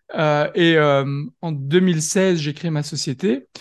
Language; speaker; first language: French; native; French